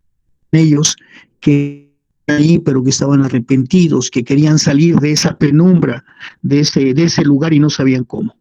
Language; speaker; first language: Spanish; native; Spanish